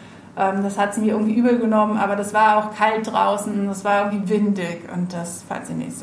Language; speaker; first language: German; native; German